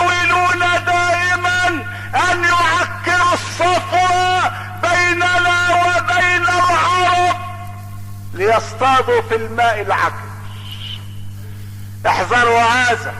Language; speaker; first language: Arabic; native; Arabic